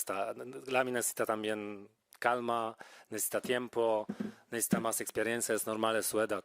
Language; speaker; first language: Spanish; non-native, fluent; Polish